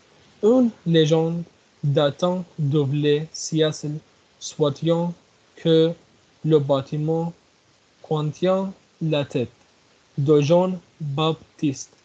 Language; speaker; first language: French; non-native, learner; Arabic